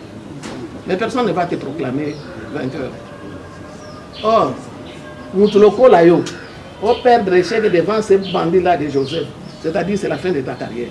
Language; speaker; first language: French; non-native, local second language; Lingala